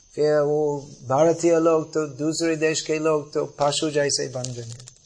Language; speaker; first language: Hindi; non-native, fluent; English